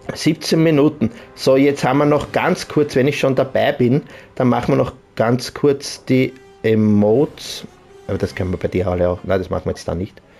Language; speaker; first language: German; native; German